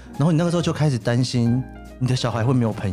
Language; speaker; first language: Chinese; native; Chinese